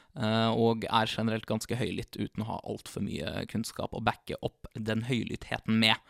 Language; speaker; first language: Norwegian; native; Norwegian